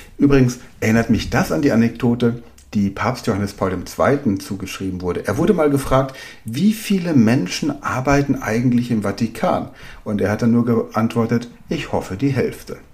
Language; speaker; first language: German; native; German